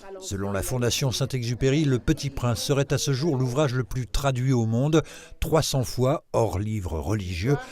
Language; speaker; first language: French; native; French